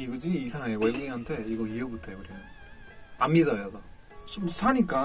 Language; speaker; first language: Korean; non-native, fluent; Spanish